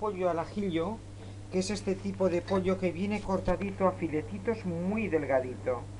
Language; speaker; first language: Spanish; native; Spanish